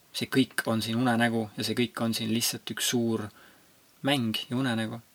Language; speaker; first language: Estonian; native; Estonian